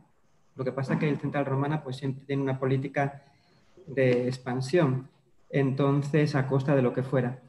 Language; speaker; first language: Spanish; native; Spanish